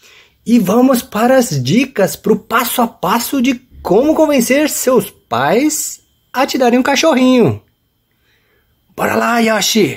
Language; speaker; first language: Portuguese; native; Portuguese